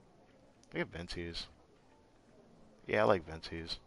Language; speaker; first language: English; native; English